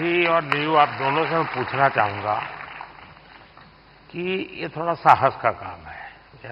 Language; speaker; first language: Hindi; non-native, local second language; Gujarati